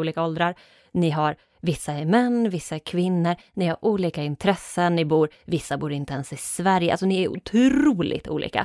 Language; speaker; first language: Swedish; native; Swedish